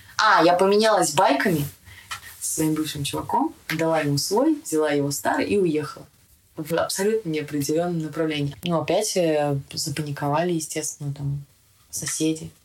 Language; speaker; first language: Russian; native; Russian